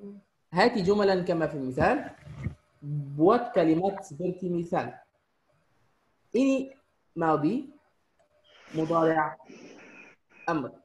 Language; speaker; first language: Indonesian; non-native, fluent; Arabic